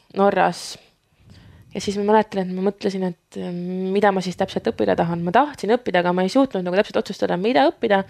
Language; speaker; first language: Estonian; native; Estonian